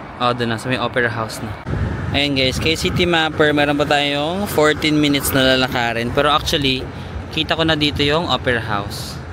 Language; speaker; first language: Filipino; non-native, local second language; Cebuano